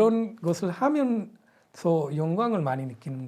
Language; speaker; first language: Korean; non-native, fluent; Punjabi